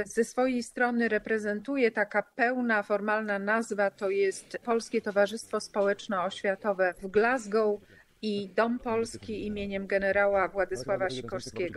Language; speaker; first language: Polish; native; Polish